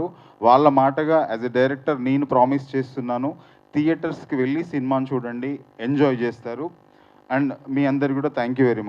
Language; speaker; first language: Telugu; native; Telugu